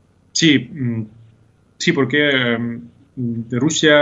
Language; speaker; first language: Spanish; non-native, fluent; Ukrainian